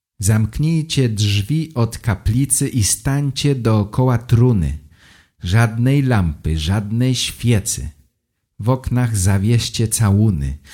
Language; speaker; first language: Polish; native; Polish